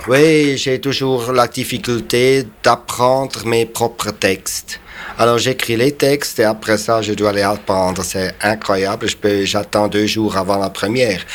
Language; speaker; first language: French; non-native, local second language; Swiss German